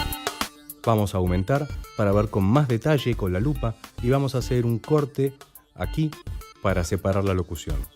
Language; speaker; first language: Spanish; native; Spanish